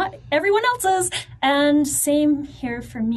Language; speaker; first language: English; native; English